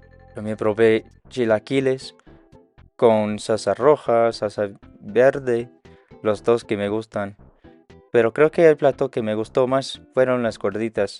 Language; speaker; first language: Spanish; non-native, learner; English